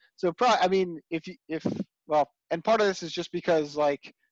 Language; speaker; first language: English; native; English